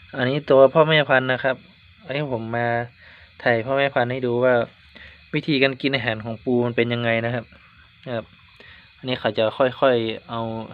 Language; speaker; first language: Thai; native; Thai